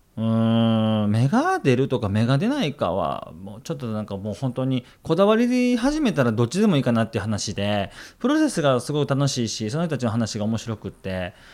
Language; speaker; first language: Japanese; native; Japanese